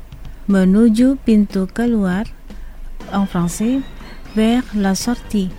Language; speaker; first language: French; non-native, fluent; Indonesian